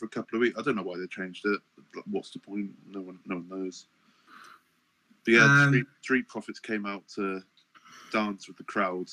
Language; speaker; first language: English; native; English